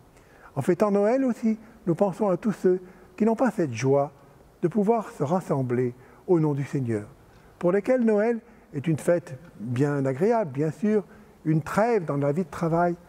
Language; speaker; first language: French; native; French